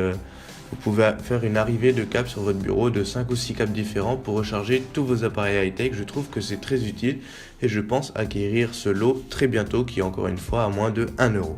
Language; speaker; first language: French; native; French